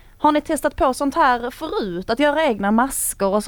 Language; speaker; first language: Swedish; native; Swedish